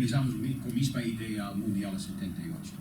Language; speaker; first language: Spanish; non-native, learner; Dutch